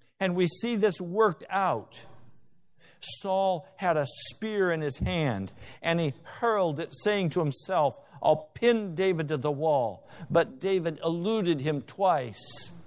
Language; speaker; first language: English; native; English